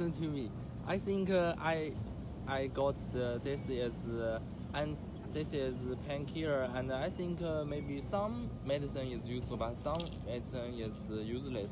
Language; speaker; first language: English; non-native, learner; Chinese